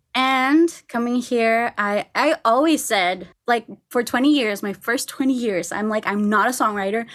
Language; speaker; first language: English; non-native, fluent; Spanish